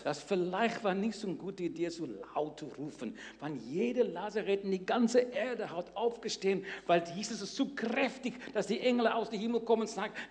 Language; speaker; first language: German; non-native, learner; English